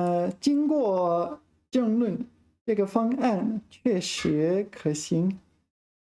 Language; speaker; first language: Chinese; non-native, fluent; English